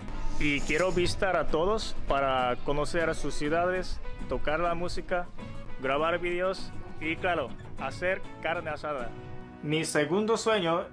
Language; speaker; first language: Spanish; non-native, fluent; Japanese